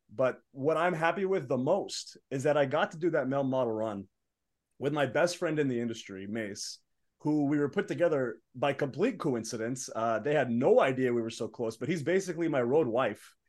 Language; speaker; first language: English; early bilingual, other home language; Arabic